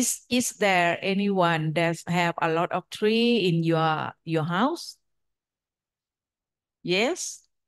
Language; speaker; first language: English; non-native, fluent; Thai